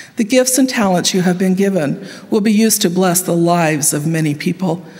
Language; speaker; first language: English; native; English